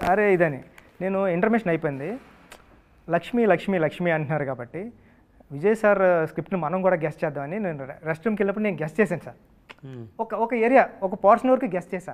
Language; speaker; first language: Telugu; native; Telugu